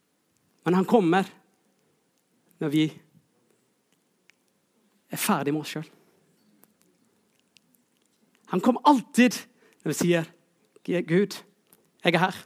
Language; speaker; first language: Norwegian; non-native, fluent; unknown